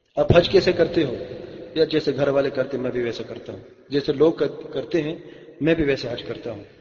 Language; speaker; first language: Urdu; non-native, local second language; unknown